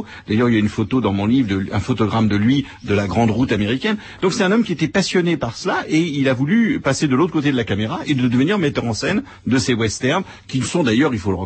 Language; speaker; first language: French; native; French